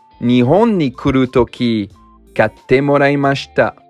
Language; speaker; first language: Japanese; non-native, learner; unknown